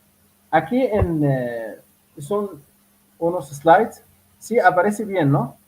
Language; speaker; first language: Spanish; non-native, fluent; Arabic